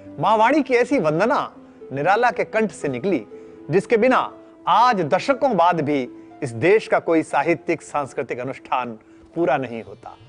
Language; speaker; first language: Hindi; native; Hindi